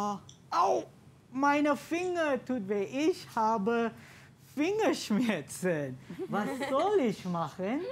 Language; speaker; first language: German; non-native, learner; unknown